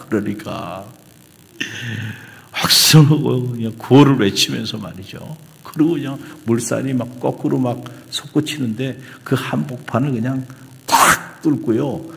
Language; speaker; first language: Korean; native; Korean